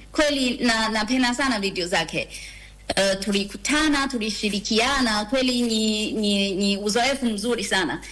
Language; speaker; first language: Swahili; non-native, fluent; Chinese